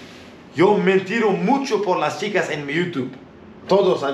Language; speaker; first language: Spanish; non-native, learner; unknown